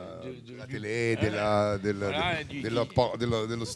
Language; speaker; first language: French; non-native, learner; Italian